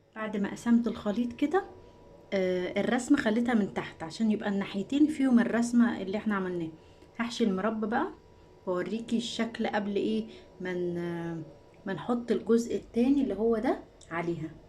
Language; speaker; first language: Arabic; native; Arabic